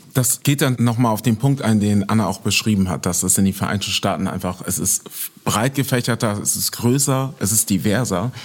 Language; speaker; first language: German; native; German